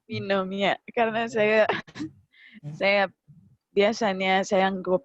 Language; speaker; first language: Indonesian; non-native, fluent; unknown